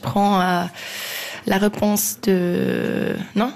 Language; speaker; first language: French; non-native, local second language; Swiss German